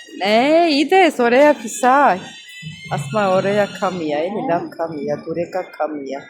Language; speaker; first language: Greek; non-native, learner; Armenian